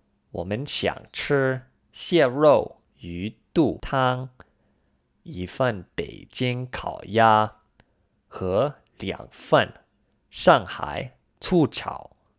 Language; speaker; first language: Chinese; non-native, learner; English